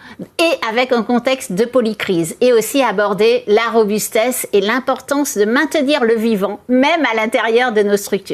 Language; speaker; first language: French; native; French